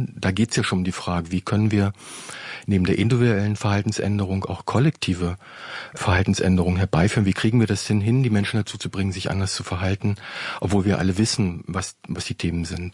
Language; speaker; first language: German; native; German